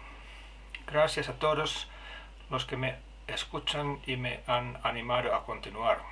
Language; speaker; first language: Spanish; non-native, learner; Finnish